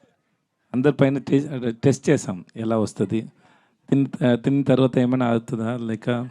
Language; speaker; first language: Telugu; non-native, learner; Tamil